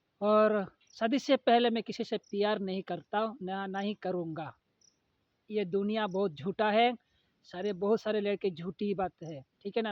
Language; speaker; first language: Hindi; non-native, local second language; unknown